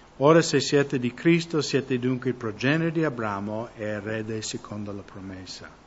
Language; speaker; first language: Italian; non-native, fluent; English